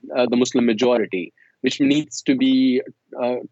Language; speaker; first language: English; non-native, local second language; Kashmiri